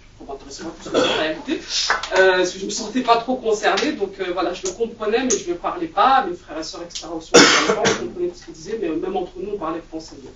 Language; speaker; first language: French; native; French